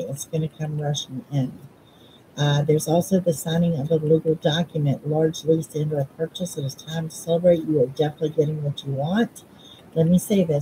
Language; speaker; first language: English; native; English